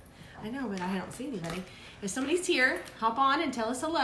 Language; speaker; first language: English; native; English